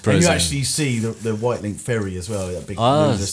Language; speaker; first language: English; native; English